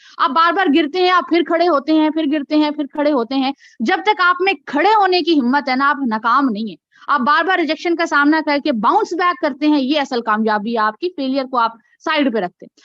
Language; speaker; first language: Urdu; non-native, local second language; Punjabi